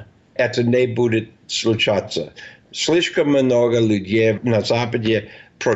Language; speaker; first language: Russian; non-native, fluent; English